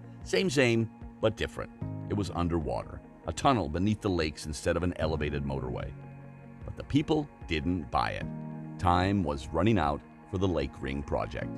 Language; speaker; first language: English; native; English